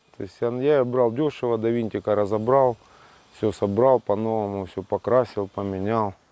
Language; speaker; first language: Russian; native; Russian